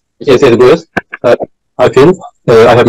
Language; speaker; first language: English; non-native, learner; Bangla